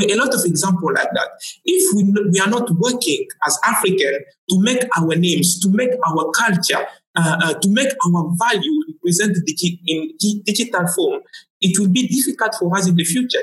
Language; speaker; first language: English; non-native, fluent; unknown